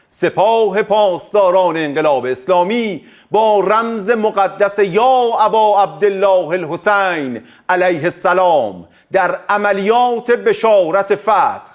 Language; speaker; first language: Persian; native; Persian